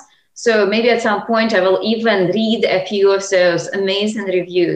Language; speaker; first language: English; non-native, fluent; Russian